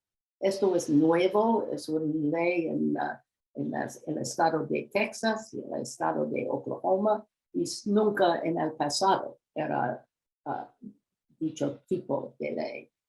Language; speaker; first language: Spanish; non-native, learner; English